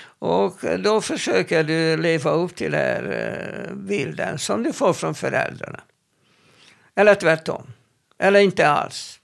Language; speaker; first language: Swedish; non-native, fluent; Hebrew